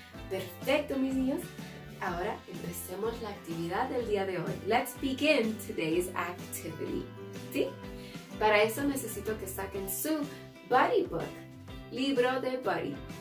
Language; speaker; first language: Spanish; native; Spanish